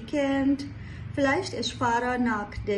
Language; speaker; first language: German; non-native, fluent; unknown